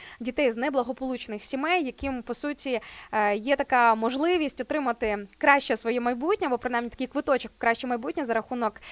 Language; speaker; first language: Ukrainian; native; Ukrainian